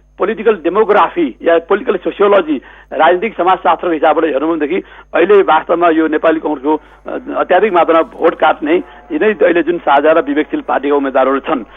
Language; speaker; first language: Nepali; native; Nepali